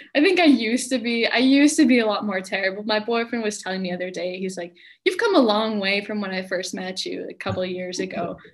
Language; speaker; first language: English; native; English